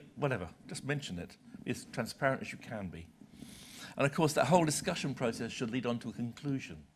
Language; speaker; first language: English; native; English